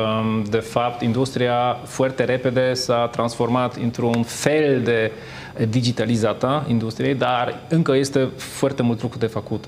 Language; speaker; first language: Romanian; non-native, fluent; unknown